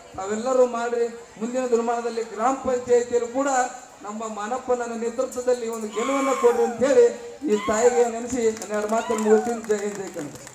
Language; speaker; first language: Kannada; non-native, local second language; Lambadi